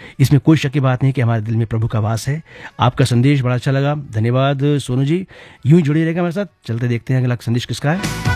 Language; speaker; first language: Hindi; native; Hindi